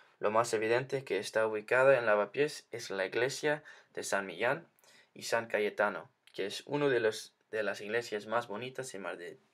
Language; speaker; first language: Spanish; non-native, learner; English